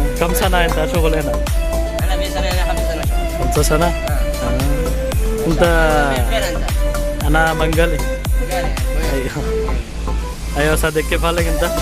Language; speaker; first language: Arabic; non-native, learner; Bangla